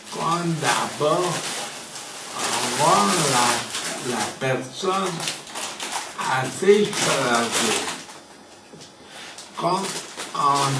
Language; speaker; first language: French; non-native, fluent; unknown